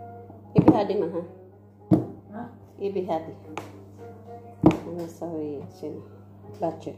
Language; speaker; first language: Arabic; non-native, learner; Filipino